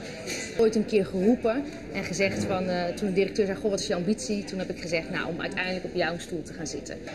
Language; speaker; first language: Dutch; early bilingual, other home language; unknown